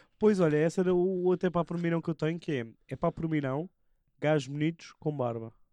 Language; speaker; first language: Portuguese; native; Portuguese